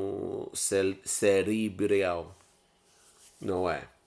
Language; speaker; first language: Portuguese; non-native, learner; English